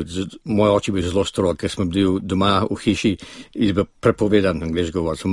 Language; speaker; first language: Slovenian; early bilingual, other home language; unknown